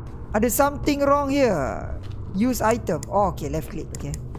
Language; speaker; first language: English; non-native, local second language; Malay